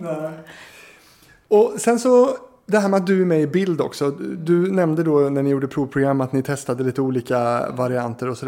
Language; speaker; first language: Swedish; native; Swedish